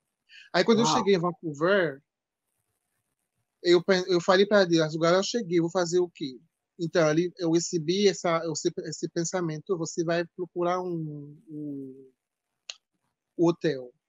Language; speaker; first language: Portuguese; non-native, fluent; French